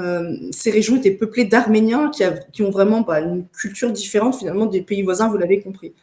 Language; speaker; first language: French; native; French